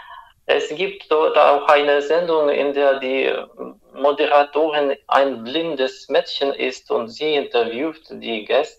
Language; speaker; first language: German; non-native, fluent; Russian